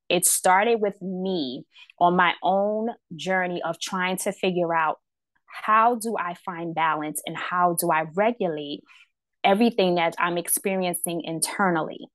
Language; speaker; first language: English; native; English